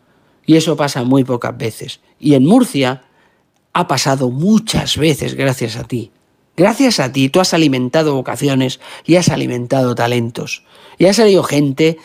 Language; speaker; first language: Spanish; native; Spanish